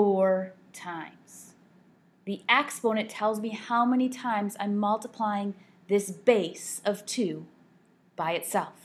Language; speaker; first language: English; native; English